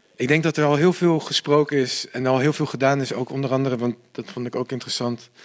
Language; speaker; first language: Dutch; native; Dutch